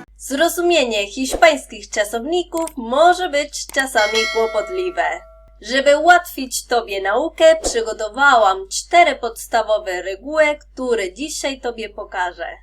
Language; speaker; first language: Polish; non-native, fluent; Spanish